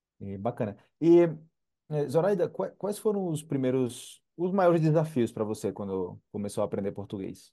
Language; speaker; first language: Portuguese; native; Portuguese